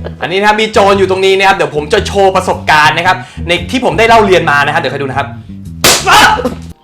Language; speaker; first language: Thai; native; Thai